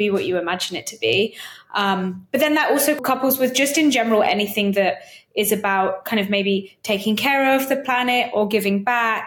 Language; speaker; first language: English; native; English